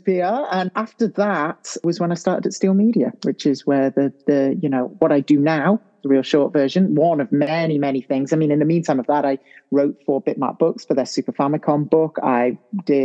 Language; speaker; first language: English; native; English